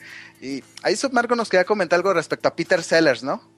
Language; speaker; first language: Spanish; native; Spanish